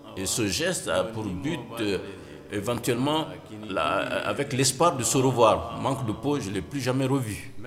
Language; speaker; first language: French; non-native, local second language; Mandingo